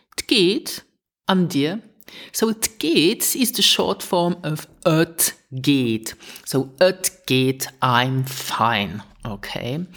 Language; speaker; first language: English; non-native, fluent; Luxembourgish